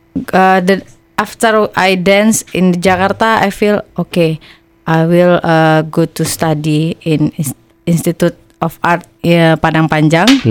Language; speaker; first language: English; non-native, learner; Indonesian